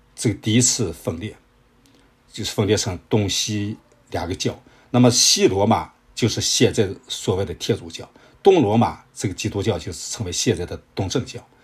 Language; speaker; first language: Chinese; native; Chinese